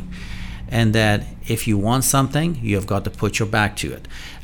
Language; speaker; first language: English; non-native, fluent; Persian